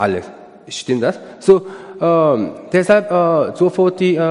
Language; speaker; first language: German; non-native, learner; Korean